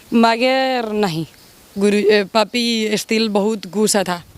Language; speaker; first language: Hindi; non-native, learner; Spanish